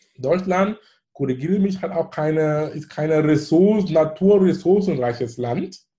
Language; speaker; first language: German; non-native, fluent; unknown